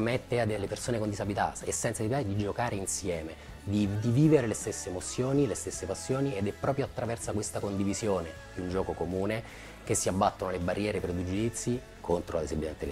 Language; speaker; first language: Italian; native; Italian